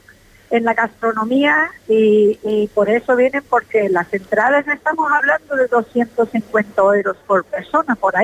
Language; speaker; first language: Spanish; non-native, fluent; English